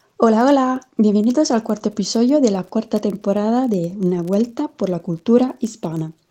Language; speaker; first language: Spanish; non-native, fluent; Italian